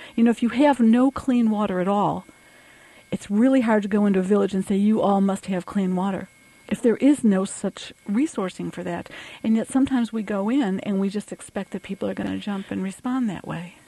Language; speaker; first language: English; early bilingual, other home language; French